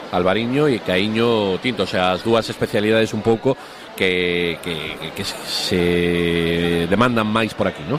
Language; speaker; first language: Galician; non-native, local second language; Spanish